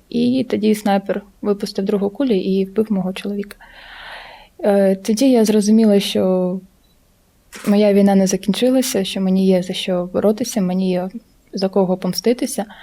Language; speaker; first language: Ukrainian; non-native, local second language; Russian